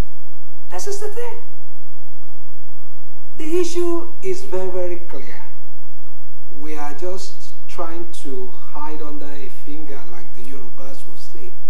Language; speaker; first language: English; non-native, local second language; Yoruba